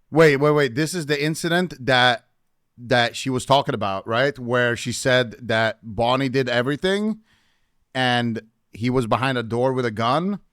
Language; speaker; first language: English; native; English